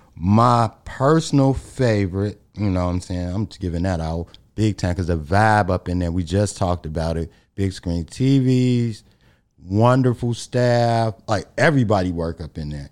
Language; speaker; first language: English; native; English